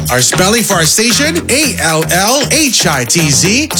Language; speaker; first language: English; non-native, local second language; Filipino